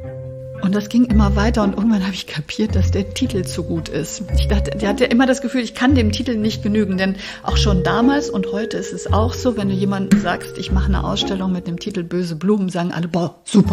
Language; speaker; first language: German; native; German